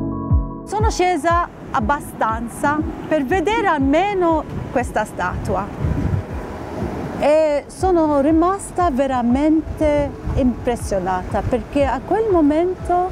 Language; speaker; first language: Italian; non-native, fluent; Maltese